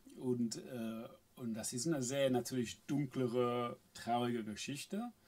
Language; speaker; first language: German; non-native, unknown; English